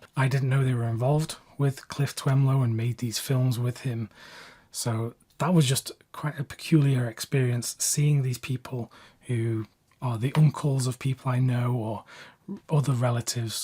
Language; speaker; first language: English; native; English